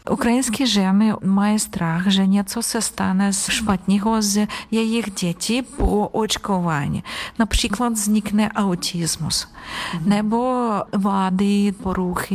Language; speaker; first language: Czech; non-native, learner; Ukrainian